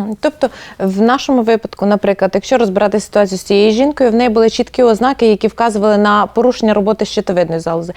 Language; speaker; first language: Ukrainian; native; Ukrainian